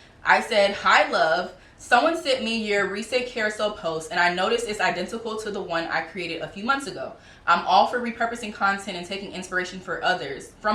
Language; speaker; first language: English; native; English